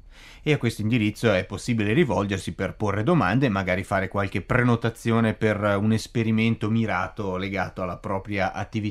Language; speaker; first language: Italian; native; Italian